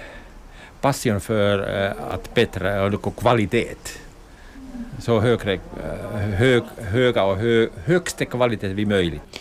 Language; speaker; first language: Swedish; non-native, local second language; Finnish